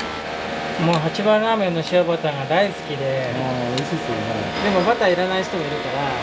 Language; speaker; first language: Japanese; native; Japanese